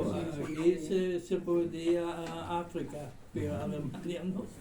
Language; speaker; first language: Spanish; non-native, fluent; German